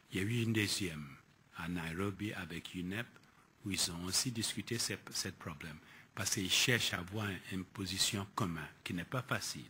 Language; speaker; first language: French; non-native, fluent; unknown